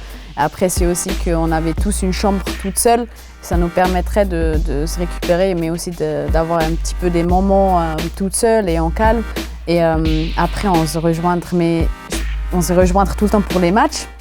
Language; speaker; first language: French; non-native, local second language; German